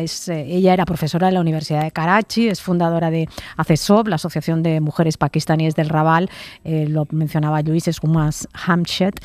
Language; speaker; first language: Spanish; native; Spanish